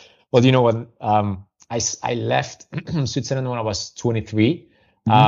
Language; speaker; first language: English; non-native, fluent; French